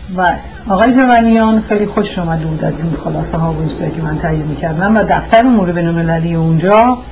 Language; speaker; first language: Persian; early bilingual, heritage; Persian